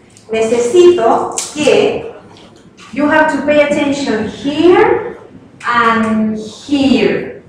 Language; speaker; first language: English; non-native, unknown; Spanish